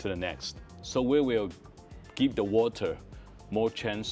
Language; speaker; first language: English; non-native, fluent; Chinese